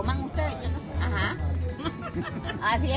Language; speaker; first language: Spanish; native; Spanish